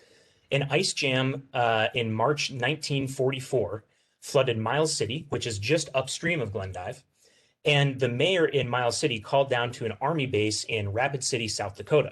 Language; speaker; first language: English; native; English